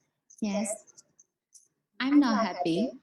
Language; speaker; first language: English; non-native, learner; Burmese